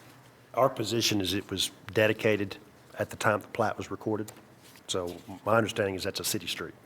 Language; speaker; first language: English; native; English